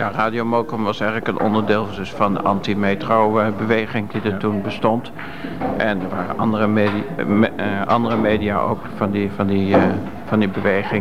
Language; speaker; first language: Dutch; native; Dutch